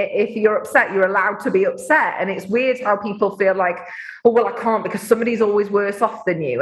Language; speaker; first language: English; native; English